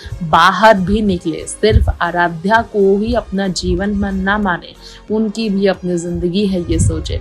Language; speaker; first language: Hindi; native; Hindi